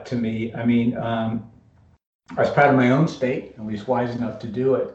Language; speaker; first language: English; native; English